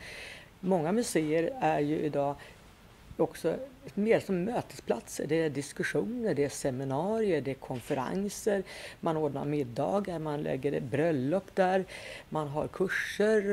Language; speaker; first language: Swedish; native; Swedish